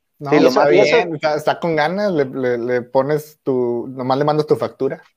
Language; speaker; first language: Spanish; native; Spanish